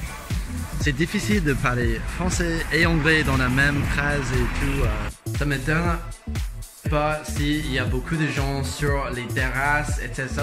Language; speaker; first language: French; non-native, fluent; English